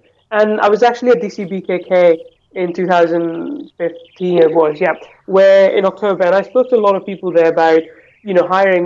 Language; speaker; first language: English; non-native, local second language; Hindi